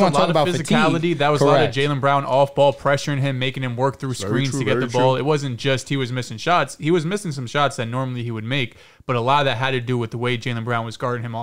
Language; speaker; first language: English; native; English